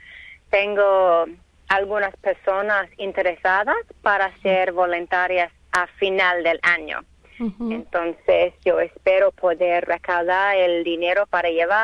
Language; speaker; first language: Spanish; non-native, learner; English